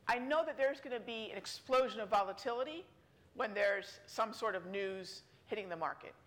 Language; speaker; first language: English; native; English